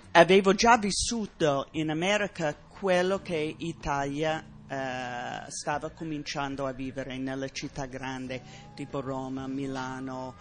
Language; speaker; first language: Italian; non-native, fluent; English